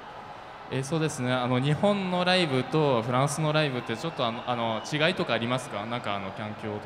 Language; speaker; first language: Japanese; non-native, fluent; French